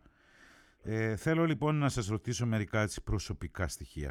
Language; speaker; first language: Greek; native; Greek